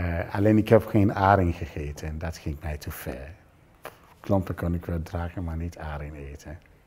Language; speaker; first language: Dutch; non-native, fluent; English